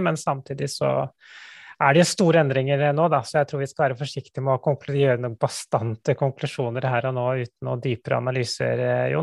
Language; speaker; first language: Norwegian; native; Norwegian